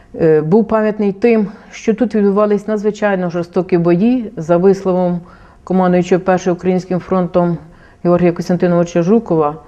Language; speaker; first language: Ukrainian; native; Ukrainian